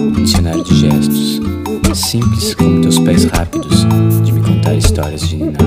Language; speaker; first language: French; non-native, fluent; Portuguese